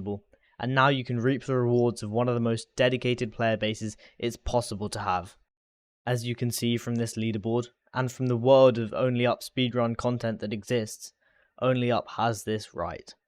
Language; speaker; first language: English; native; English